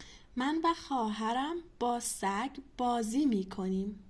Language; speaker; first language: Persian; non-native, fluent; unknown